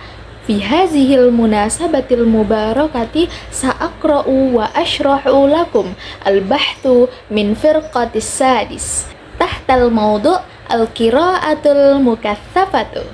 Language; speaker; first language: Arabic; non-native, learner; Indonesian